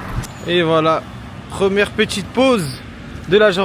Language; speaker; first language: French; native; French